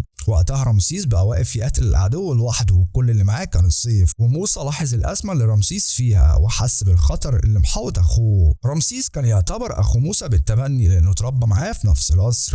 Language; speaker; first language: Arabic; native; Arabic